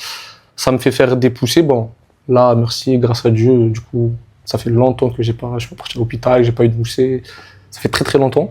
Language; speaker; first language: French; native; French